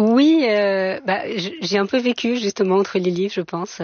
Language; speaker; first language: French; native; French